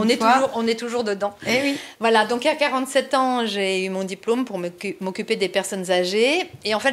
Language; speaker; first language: French; native; French